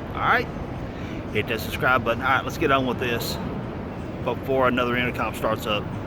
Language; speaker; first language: English; native; English